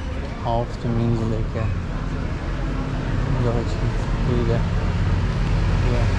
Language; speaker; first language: German; non-native, learner; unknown